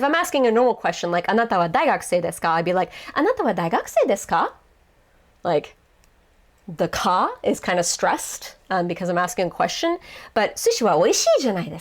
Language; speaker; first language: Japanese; non-native, fluent; English